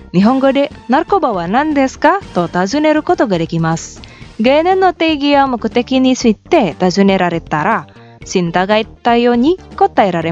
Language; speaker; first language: Japanese; non-native, fluent; Indonesian